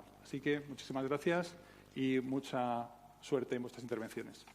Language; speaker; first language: Spanish; native; Spanish